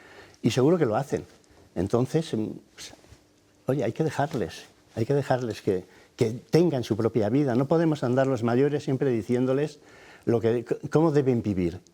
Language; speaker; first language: Spanish; native; Spanish